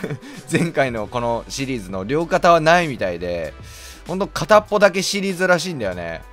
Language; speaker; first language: Japanese; native; Japanese